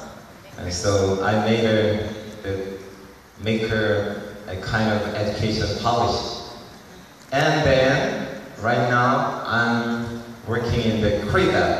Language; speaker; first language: English; non-native, learner; Korean